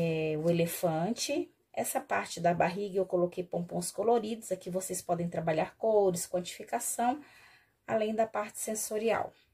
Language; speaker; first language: Portuguese; native; Portuguese